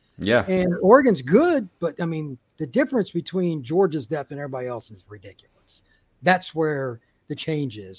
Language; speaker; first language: English; native; English